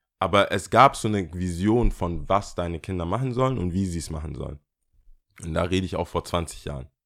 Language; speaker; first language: German; early bilingual, other home language; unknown